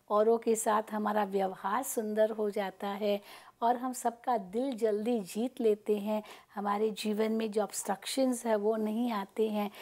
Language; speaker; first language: Hindi; native; Hindi